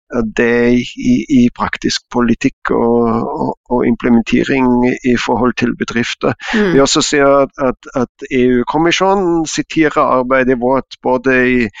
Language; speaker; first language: Norwegian; non-native, fluent; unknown